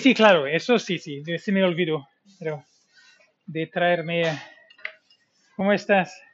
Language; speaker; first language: Spanish; non-native, fluent; English